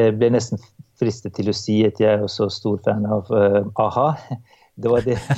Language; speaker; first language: Norwegian; non-native, fluent; Albanian